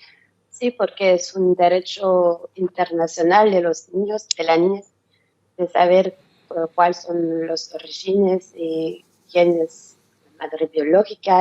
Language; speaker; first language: Spanish; non-native, learner; French